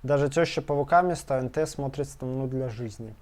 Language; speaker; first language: Russian; native; Russian